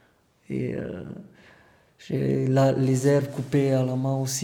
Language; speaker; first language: French; non-native, fluent; Romanian